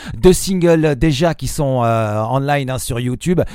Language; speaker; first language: French; native; French